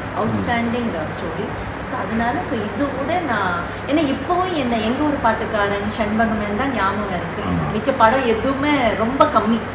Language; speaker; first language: Tamil; non-native, local second language; Telugu